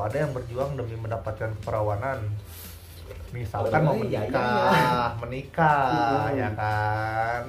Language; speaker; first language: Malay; non-native, local second language; Sundanese